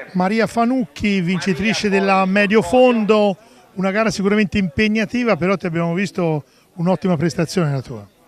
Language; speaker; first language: Italian; native; Italian